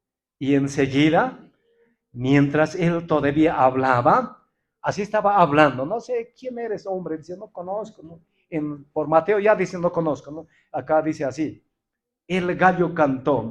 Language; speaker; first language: Spanish; non-native, local second language; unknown